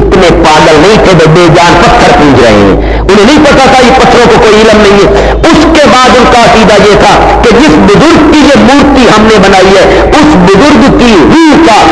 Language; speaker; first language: Urdu; non-native, local second language; Punjabi